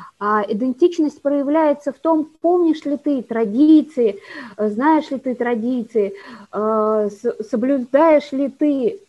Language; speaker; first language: Russian; native; Russian